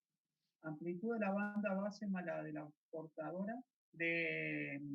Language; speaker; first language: Spanish; native; Spanish